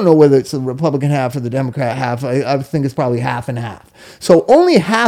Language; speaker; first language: English; native; English